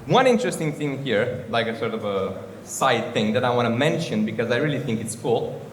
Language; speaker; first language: English; non-native, fluent; Romanian